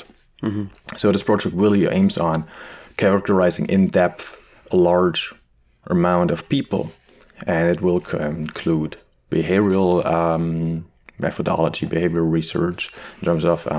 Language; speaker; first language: English; non-native, fluent; German